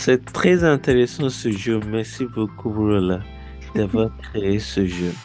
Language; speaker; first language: French; non-native, learner; Yoruba